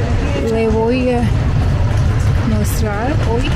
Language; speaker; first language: Spanish; non-native, learner; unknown